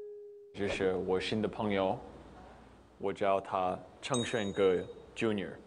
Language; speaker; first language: Chinese; non-native, learner; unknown